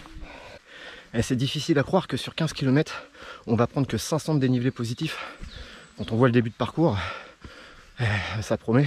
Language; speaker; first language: French; native; French